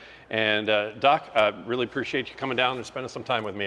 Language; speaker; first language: English; native; English